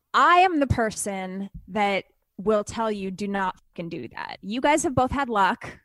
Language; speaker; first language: English; native; English